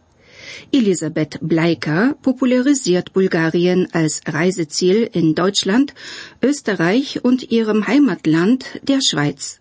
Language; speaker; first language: German; non-native, fluent; Bulgarian